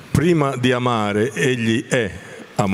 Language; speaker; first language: Italian; native; Italian